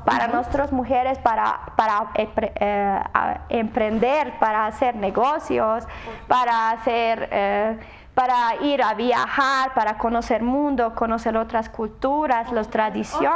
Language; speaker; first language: Spanish; non-native, learner; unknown